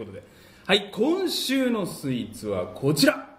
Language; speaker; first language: Japanese; native; Japanese